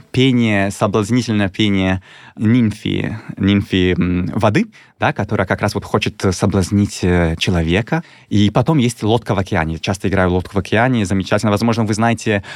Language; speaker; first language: Russian; non-native, fluent; Italian